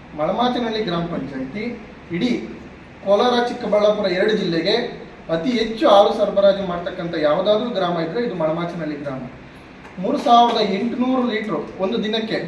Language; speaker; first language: Kannada; native; Kannada